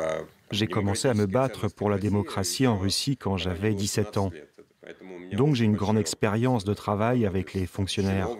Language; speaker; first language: French; non-native, fluent; Russian